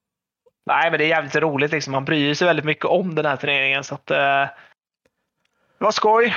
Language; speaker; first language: Swedish; native; Swedish